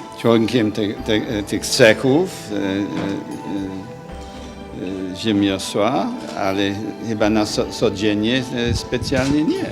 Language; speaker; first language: Polish; non-native, fluent; English